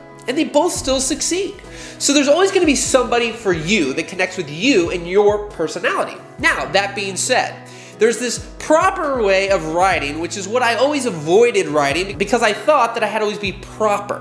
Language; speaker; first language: English; native; English